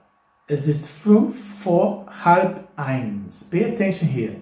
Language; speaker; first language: German; non-native, fluent; English